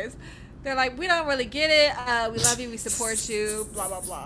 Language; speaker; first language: English; native; English